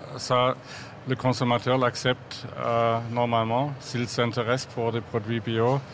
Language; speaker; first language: French; non-native, fluent; German